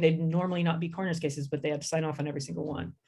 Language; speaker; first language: English; native; English